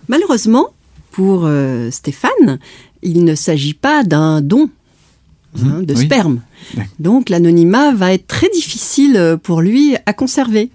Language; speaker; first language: French; native; French